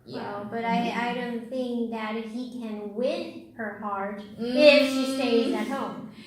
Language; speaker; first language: English; non-native, fluent; Chinese